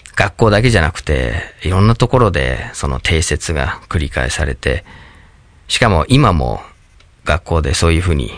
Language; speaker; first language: Japanese; non-native, fluent; English